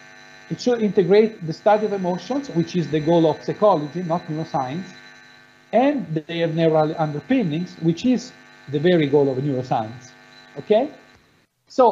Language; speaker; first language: English; non-native, fluent; Italian